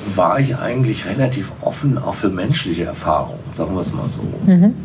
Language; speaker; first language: German; native; German